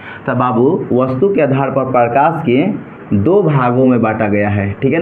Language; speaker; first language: Hindi; native; Hindi